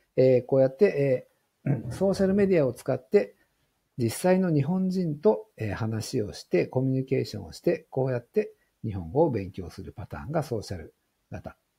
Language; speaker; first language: Japanese; native; Japanese